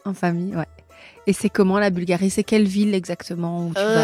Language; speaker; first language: French; native; French